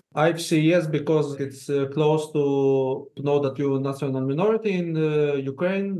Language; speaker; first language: English; non-native, fluent; Hebrew